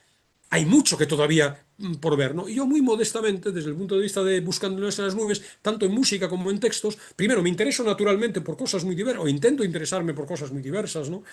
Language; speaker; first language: Spanish; native; Spanish